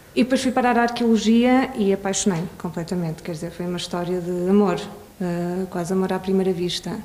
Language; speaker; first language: Portuguese; early bilingual, other home language; Swedish